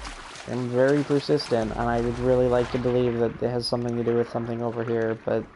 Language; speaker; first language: English; native; English